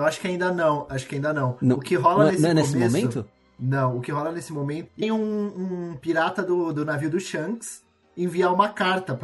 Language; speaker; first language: Portuguese; native; Portuguese